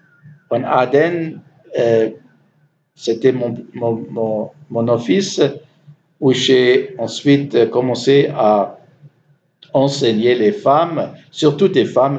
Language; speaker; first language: French; non-native, learner; German